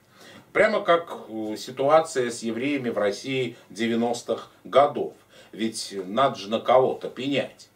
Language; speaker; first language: Russian; native; Russian